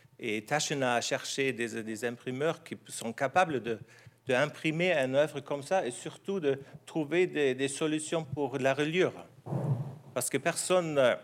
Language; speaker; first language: French; non-native, fluent; German